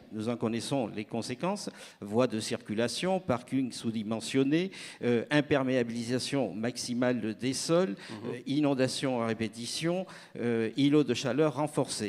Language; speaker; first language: French; native; French